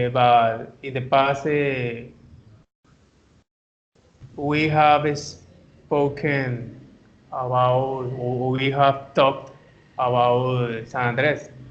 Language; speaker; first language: English; non-native, learner; Spanish